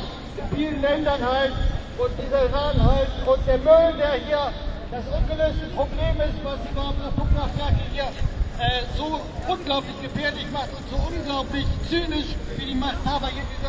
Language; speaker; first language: German; native; German